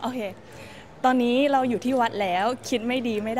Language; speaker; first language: Thai; native; Thai